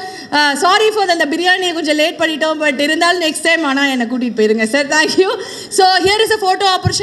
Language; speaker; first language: Tamil; native; Tamil